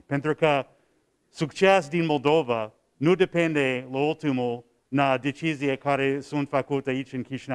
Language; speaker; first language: Romanian; non-native, learner; English